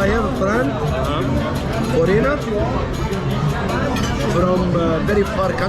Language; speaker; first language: English; non-native, learner; Turkish